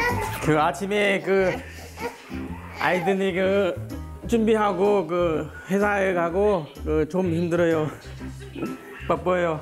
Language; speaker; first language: Korean; non-native, learner; Vietnamese